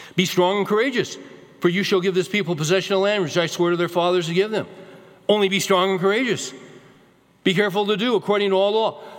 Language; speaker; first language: English; native; English